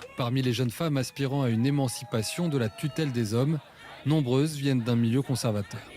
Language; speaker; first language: French; native; French